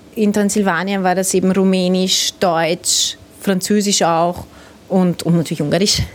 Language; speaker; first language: German; early bilingual, other home language; Hungarian